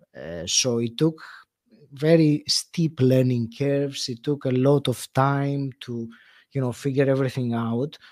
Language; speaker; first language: English; non-native, fluent; Greek